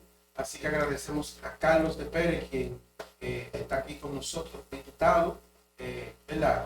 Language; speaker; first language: Spanish; native; Spanish